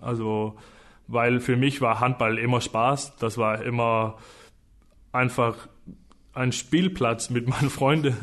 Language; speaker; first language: German; non-native, fluent; Danish